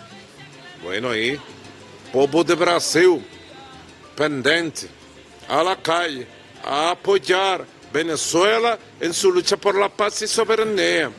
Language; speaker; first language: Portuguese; non-native, learner; Spanish